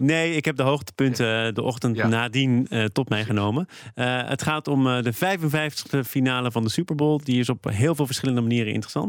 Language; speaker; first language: Dutch; native; Dutch